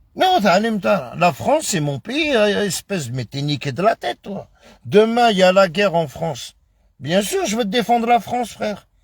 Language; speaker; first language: French; native; French